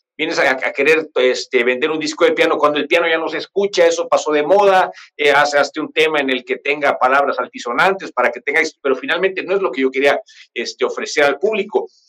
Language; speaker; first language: Spanish; native; Spanish